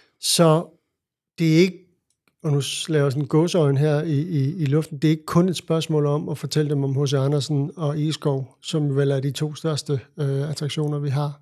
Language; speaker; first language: Danish; native; Danish